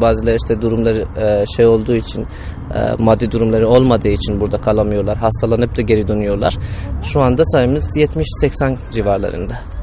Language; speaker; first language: Turkish; non-native, fluent; Persian